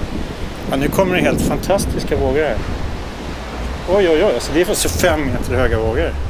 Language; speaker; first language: Swedish; native; Swedish